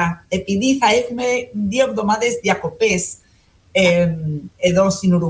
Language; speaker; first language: Greek; non-native, fluent; Spanish